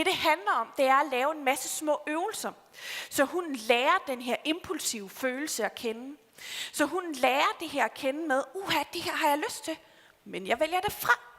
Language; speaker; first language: Danish; native; Danish